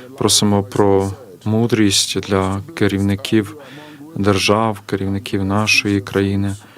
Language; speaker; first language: Ukrainian; native; Ukrainian